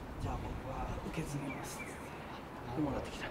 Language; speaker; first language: Japanese; native; Japanese